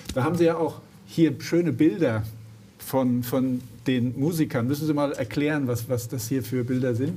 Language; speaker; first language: German; native; German